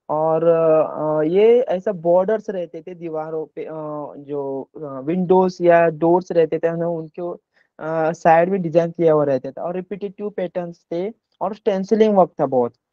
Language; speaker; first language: Hindi; non-native, local second language; Konkani